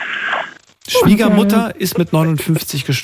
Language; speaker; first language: German; native; German